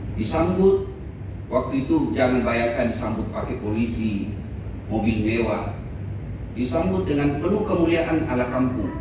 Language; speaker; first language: Indonesian; non-native, local second language; Buginese